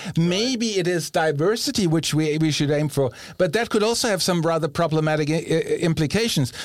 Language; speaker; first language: English; non-native, fluent; German